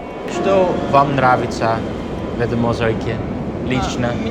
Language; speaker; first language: Russian; non-native, learner; Dutch